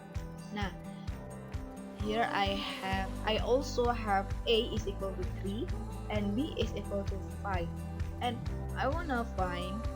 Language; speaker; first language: English; non-native, learner; Indonesian